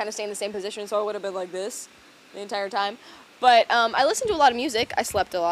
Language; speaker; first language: English; native; English